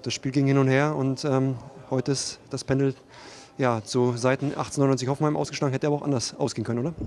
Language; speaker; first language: German; native; German